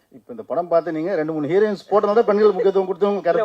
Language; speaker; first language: Tamil; native; Tamil